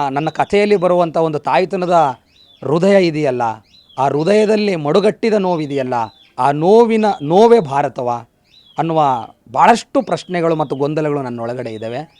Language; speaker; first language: Kannada; native; Kannada